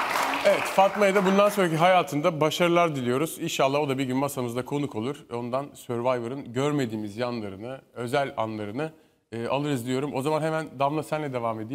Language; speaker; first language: Turkish; native; Turkish